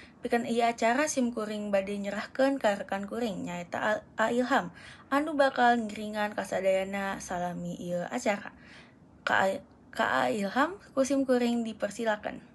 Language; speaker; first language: Sundanese; native; Sundanese